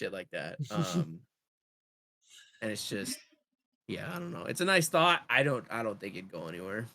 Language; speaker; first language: English; native; English